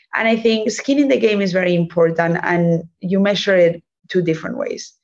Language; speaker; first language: English; non-native, fluent; Spanish